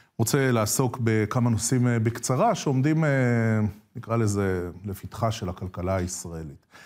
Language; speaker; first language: Hebrew; native; Hebrew